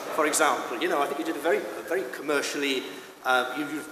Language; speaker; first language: English; native; English